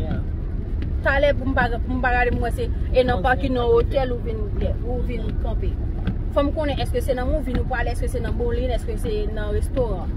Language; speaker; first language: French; non-native, local second language; Haitian Creole